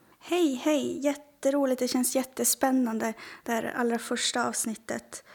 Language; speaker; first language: Swedish; native; Swedish